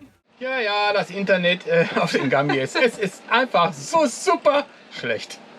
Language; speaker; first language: German; native; German